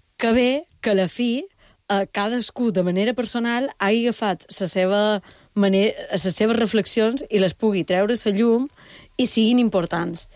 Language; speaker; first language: Catalan; native; Catalan